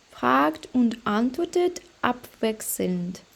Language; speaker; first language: German; non-native, fluent; Ukrainian